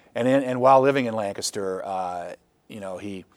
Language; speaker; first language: English; native; English